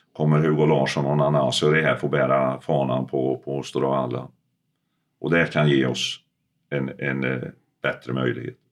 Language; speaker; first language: Swedish; early bilingual, other home language; Finnish